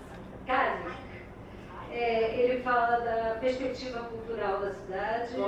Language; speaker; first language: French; non-native, learner; Portuguese